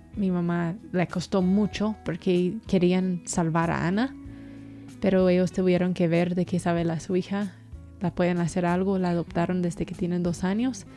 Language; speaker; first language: Spanish; non-native, fluent; English